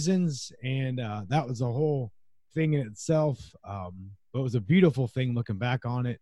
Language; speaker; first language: English; native; English